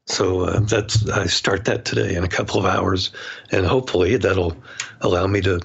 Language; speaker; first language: English; native; English